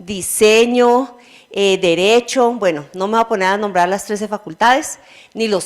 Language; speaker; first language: Spanish; native; Spanish